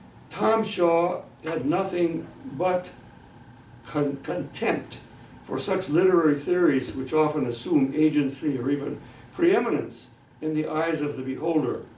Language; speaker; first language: English; native; English